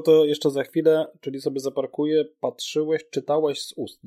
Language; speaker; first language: Polish; native; Polish